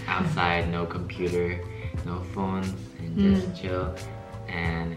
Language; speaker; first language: English; early bilingual, other home language; Chinese